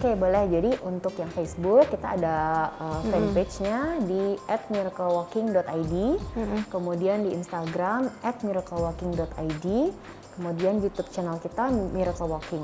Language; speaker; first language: Indonesian; native; Indonesian